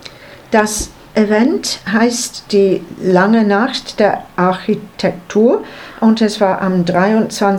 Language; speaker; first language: German; non-native, learner; English